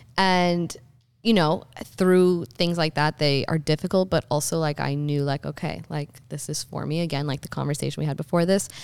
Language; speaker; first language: English; native; English